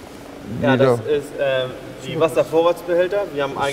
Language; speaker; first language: German; native; German